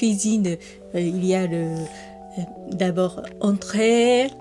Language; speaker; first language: French; non-native, learner; Japanese